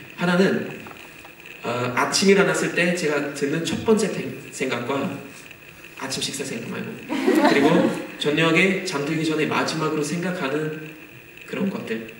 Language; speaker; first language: Korean; non-native, fluent; German